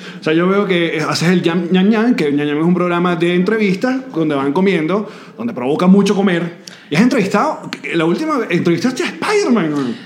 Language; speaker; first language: Spanish; native; Spanish